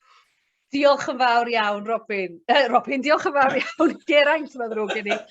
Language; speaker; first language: Welsh; native; Welsh